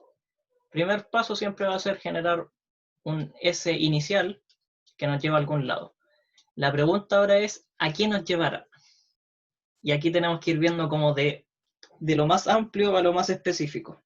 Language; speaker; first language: Spanish; native; Spanish